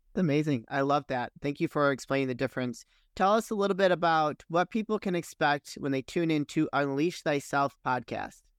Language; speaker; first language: English; native; English